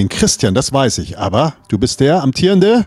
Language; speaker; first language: German; native; German